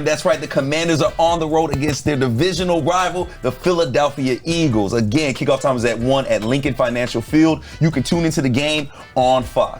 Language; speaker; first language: English; native; English